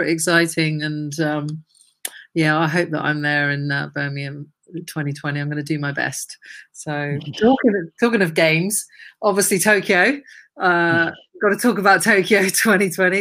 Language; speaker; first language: English; native; English